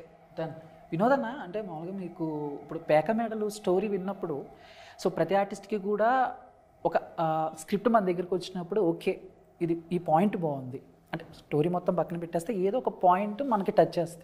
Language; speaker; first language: Telugu; native; Telugu